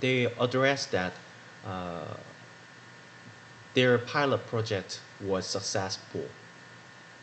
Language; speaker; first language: English; non-native, learner; Korean